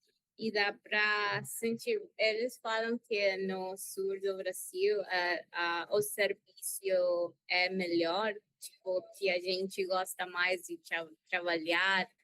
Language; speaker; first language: Portuguese; non-native, learner; Spanish